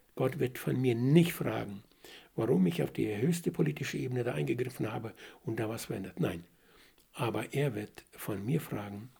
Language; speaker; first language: German; non-native, fluent; Russian